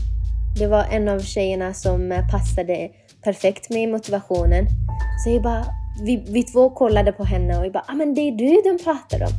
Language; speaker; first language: Swedish; non-native, fluent; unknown